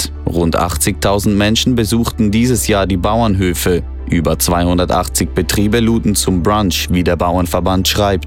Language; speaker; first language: German; native; German